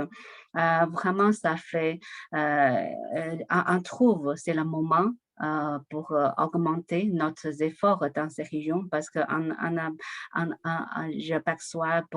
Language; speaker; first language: French; non-native, learner; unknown